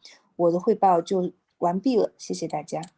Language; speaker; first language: Chinese; native; Chinese